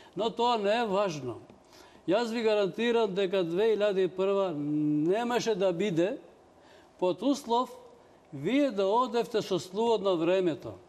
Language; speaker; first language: Macedonian; non-native, local second language; Albanian